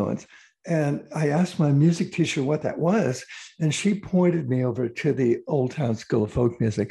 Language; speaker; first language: English; native; English